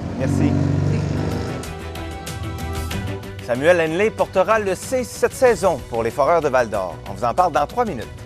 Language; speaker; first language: French; native; French